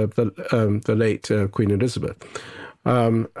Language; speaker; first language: English; non-native, local second language; Japanese